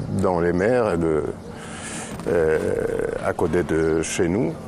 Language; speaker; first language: French; non-native, fluent; Greek